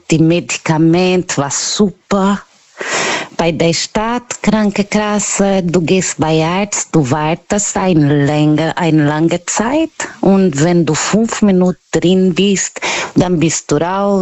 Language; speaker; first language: German; non-native, learner; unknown